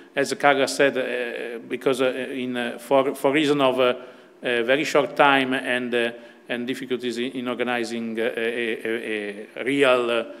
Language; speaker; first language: English; non-native, fluent; Italian